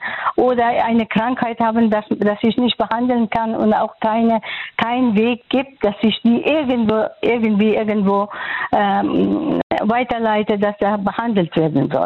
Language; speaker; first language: German; non-native, fluent; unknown